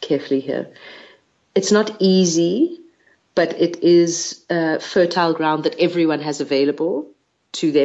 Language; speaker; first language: English; native; English